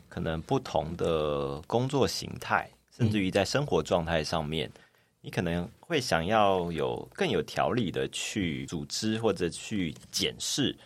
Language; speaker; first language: Chinese; native; Chinese